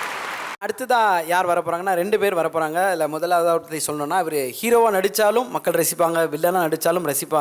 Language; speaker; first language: Tamil; native; Tamil